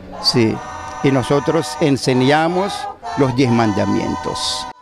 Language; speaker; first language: Spanish; non-native, local second language; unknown